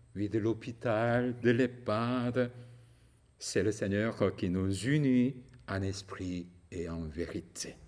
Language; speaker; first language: French; non-native, fluent; Korean